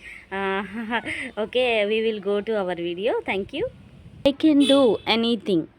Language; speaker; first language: English; non-native, local second language; Telugu